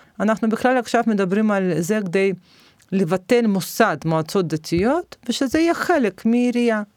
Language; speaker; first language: Hebrew; non-native, fluent; Russian